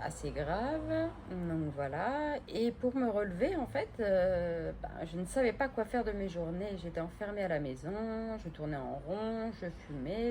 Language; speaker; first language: French; native; French